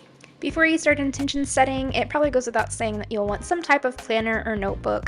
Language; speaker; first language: English; native; English